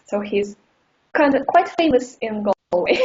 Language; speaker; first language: English; non-native, fluent; Russian